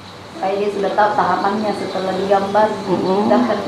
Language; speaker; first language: Indonesian; native; Indonesian